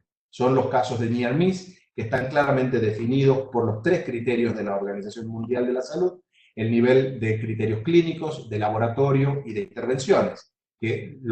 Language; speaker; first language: Spanish; native; Spanish